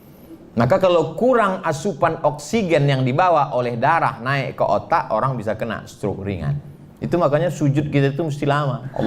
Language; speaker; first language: Indonesian; native; Indonesian